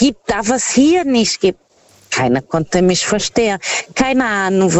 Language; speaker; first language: German; non-native, learner; Portuguese